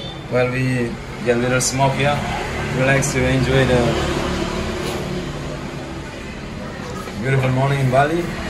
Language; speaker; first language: English; non-native, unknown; Indonesian